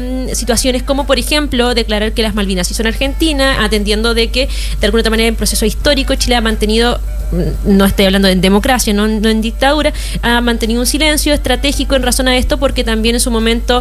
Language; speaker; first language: Spanish; native; Spanish